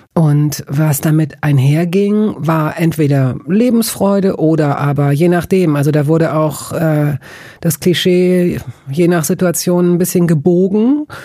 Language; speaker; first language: German; native; German